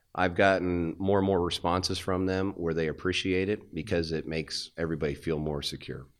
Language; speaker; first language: English; native; English